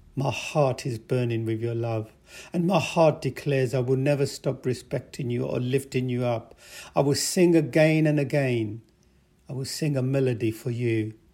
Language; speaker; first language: English; native; English